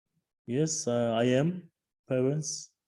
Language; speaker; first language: English; non-native, learner; Kyrgyz